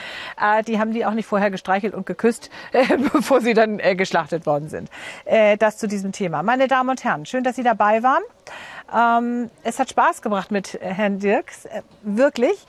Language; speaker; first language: German; native; German